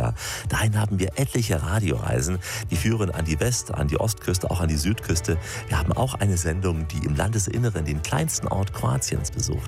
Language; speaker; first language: German; native; German